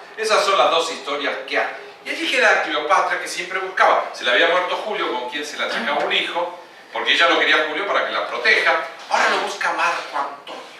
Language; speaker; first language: Spanish; native; Spanish